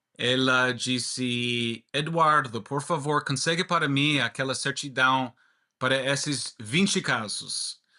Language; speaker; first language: Portuguese; non-native, fluent; English